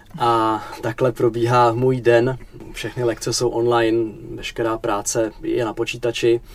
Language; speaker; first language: Czech; native; Czech